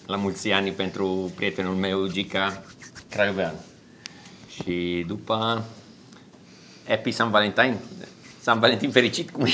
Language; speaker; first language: Romanian; non-native, learner; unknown